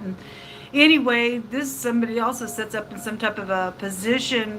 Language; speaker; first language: English; native; English